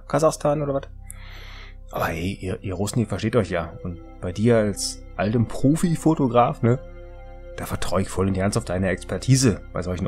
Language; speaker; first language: German; native; German